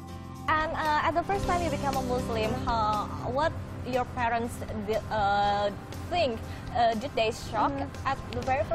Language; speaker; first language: English; non-native, fluent; Indonesian